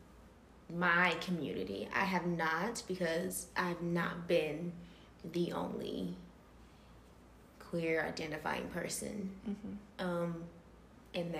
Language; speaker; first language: English; native; English